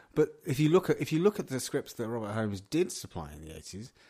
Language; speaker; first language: English; native; English